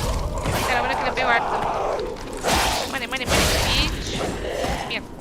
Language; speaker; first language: Spanish; native; Spanish